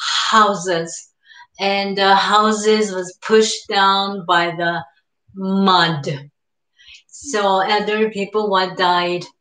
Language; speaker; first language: English; non-native, learner; Japanese